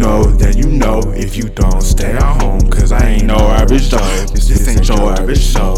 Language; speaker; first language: English; native; English